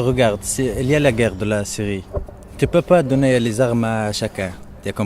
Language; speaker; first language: French; non-native, learner; Arabic